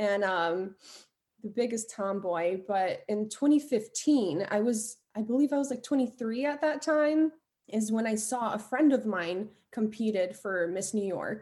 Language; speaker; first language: English; early bilingual, other home language; Albanian